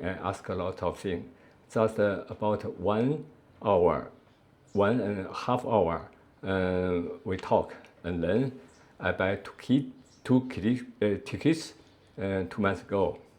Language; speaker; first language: English; non-native, learner; Chinese